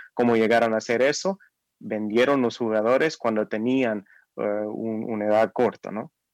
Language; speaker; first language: Spanish; non-native, fluent; English